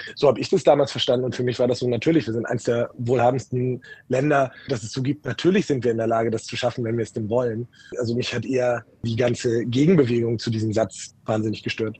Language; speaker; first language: German; native; German